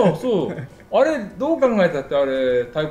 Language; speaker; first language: Japanese; native; Japanese